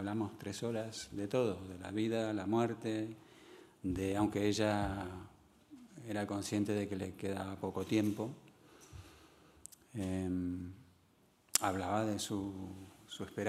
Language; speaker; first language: Spanish; early bilingual, other home language; English